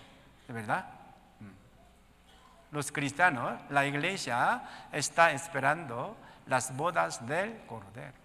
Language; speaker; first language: Spanish; non-native, learner; Korean